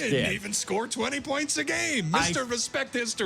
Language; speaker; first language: English; native; English